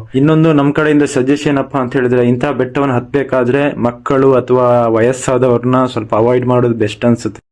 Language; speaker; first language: Kannada; non-native, local second language; Tulu